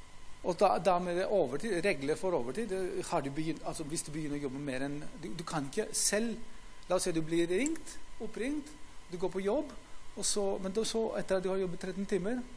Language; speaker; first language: Norwegian; non-native, fluent; Greek